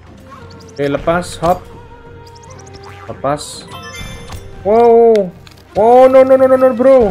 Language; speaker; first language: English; non-native, learner; Indonesian